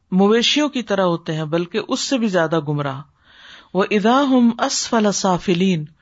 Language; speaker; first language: Urdu; native; Urdu